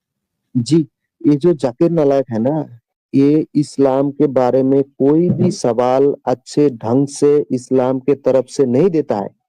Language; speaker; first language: Hindi; non-native, local second language; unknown